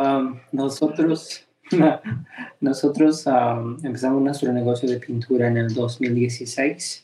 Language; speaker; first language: Spanish; early bilingual, heritage; Spanish